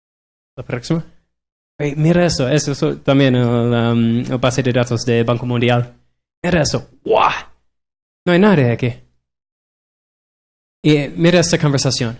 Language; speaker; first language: Spanish; non-native, learner; English